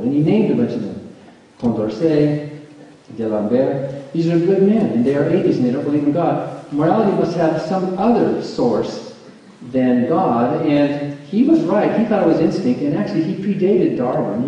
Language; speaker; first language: English; native; English